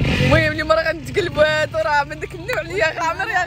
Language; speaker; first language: Arabic; native; Arabic